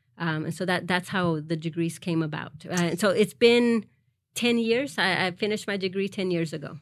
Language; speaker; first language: English; early bilingual, other home language; Spanish